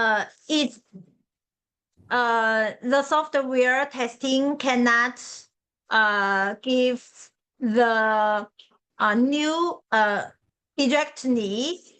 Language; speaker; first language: English; non-native, learner; Chinese